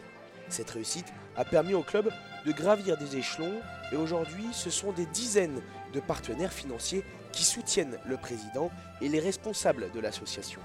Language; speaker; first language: French; native; French